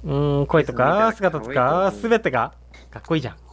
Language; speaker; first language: Japanese; native; Japanese